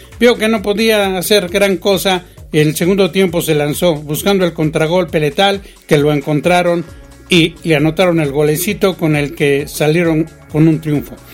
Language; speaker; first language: Spanish; native; Spanish